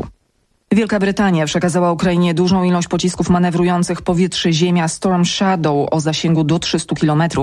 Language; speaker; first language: Polish; native; Polish